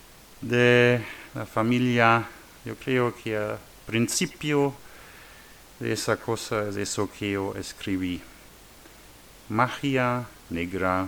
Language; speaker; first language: Spanish; non-native, learner; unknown